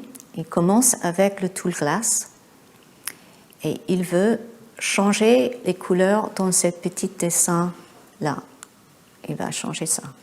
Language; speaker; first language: French; non-native, fluent; English